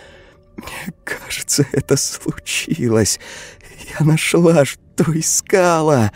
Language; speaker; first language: Russian; native; Russian